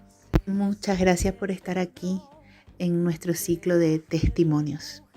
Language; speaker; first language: Spanish; native; Spanish